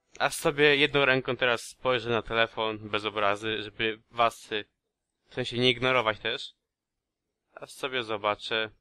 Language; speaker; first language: Polish; early bilingual, heritage; Polish